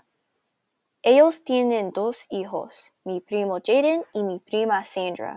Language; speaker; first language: Spanish; non-native, learner; English